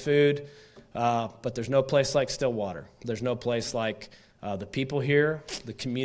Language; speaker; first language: English; native; English